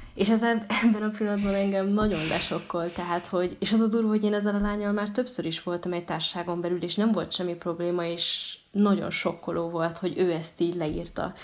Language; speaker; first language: Hungarian; early bilingual, other home language; Arabic